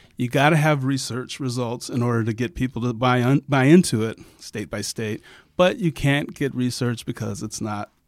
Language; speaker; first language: English; native; English